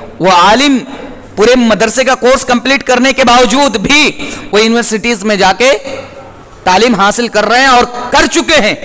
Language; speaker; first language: Urdu; native; Urdu